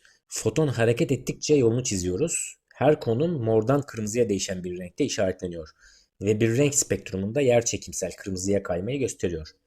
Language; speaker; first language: Turkish; native; Turkish